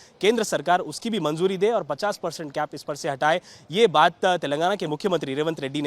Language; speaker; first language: Hindi; native; Hindi